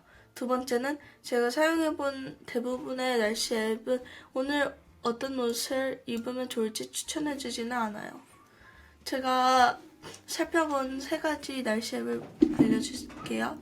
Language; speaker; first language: Korean; early bilingual, heritage; Korean